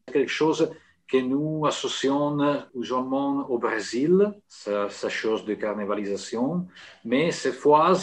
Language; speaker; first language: French; non-native, fluent; Italian